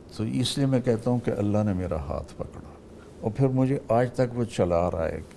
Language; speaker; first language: Urdu; non-native, local second language; Punjabi